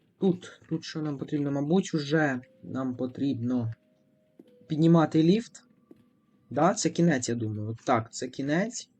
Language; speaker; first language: Ukrainian; non-native, local second language; Russian